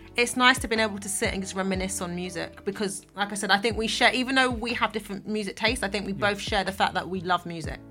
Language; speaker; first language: English; native; English